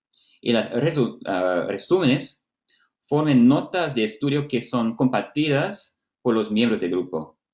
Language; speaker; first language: Spanish; non-native, fluent; Portuguese